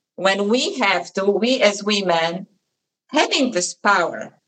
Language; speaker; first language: English; non-native, fluent; Polish